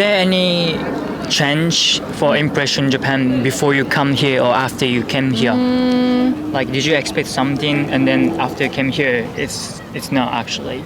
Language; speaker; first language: English; non-native, learner; Japanese